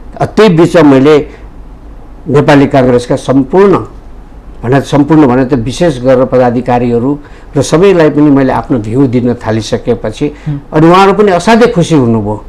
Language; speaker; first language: Nepali; native; Nepali